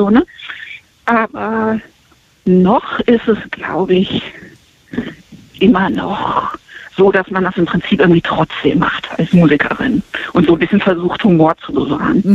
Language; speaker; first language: German; native; German